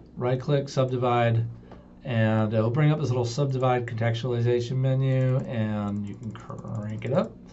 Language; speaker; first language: English; native; English